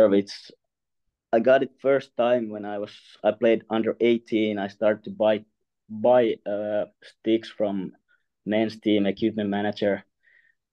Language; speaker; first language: English; non-native, fluent; Finnish